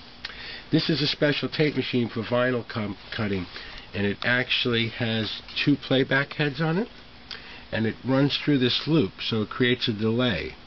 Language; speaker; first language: English; native; English